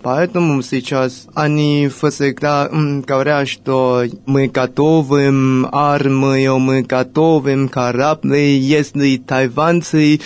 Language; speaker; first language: Russian; non-native, fluent; Chinese